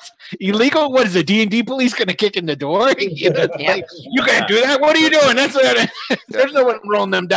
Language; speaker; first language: English; native; English